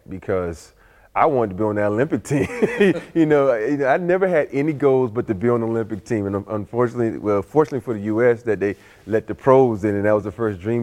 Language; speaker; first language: English; native; English